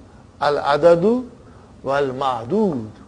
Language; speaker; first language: Arabic; non-native, fluent; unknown